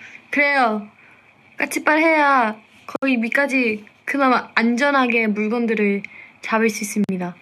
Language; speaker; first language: Korean; non-native, fluent; English